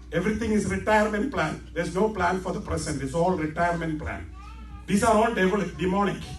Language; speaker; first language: English; non-native, local second language; Malayalam